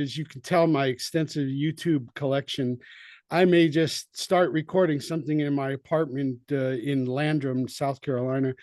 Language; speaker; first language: English; native; English